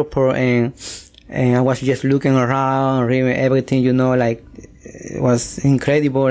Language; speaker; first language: English; non-native, learner; Spanish